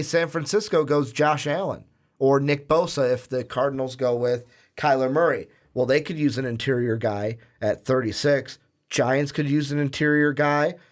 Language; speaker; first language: English; native; English